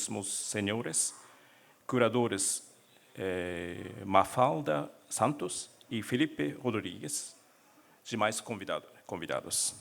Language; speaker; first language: Portuguese; non-native, learner; Japanese